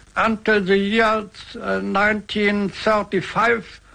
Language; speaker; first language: English; non-native, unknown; German